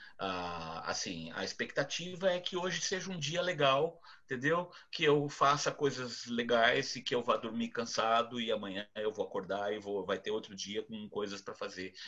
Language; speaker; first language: Portuguese; native; Portuguese